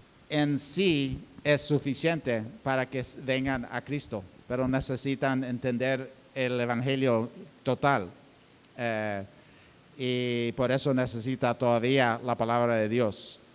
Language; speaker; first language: Spanish; non-native, fluent; English